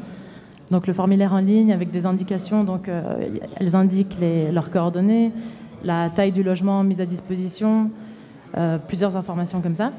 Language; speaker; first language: French; native; French